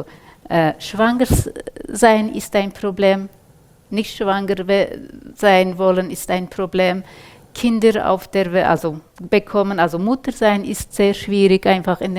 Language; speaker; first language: German; non-native, fluent; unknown